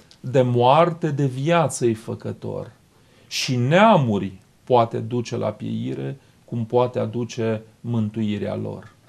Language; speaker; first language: Romanian; native; Romanian